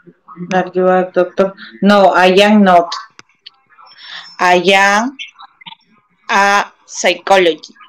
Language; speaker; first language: English; non-native, learner; Spanish